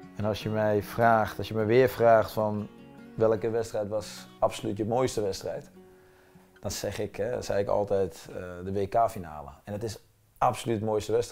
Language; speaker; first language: Dutch; native; Dutch